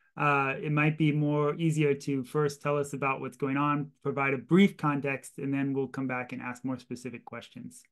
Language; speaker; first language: English; native; English